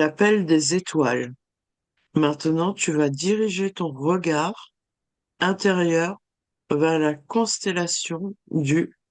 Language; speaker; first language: French; native; French